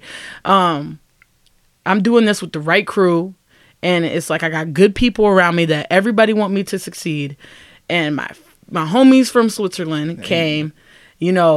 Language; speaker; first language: English; native; English